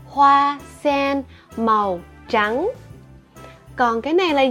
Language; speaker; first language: Vietnamese; early bilingual, heritage; Vietnamese